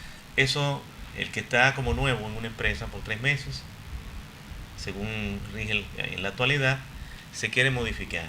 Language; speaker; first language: Spanish; native; Spanish